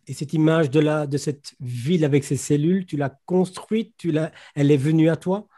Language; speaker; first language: French; native; French